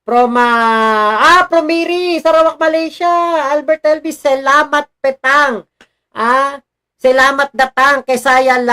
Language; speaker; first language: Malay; non-native, learner; Filipino